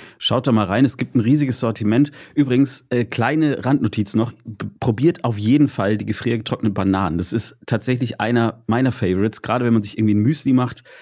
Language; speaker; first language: German; native; German